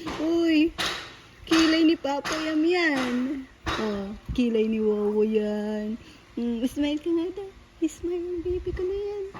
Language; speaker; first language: Filipino; native; Filipino